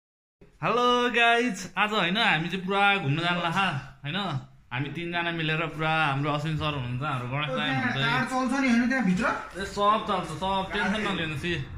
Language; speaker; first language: Nepali; non-native, local second language; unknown